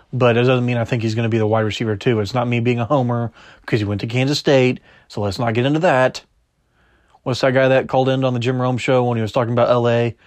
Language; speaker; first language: English; native; English